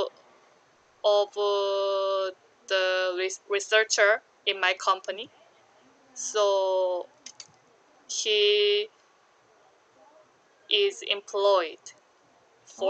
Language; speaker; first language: English; non-native, learner; Korean